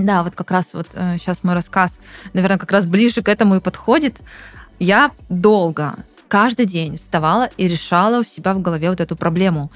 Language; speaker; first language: Russian; native; Russian